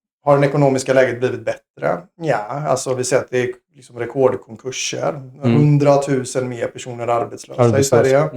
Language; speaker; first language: Swedish; native; Swedish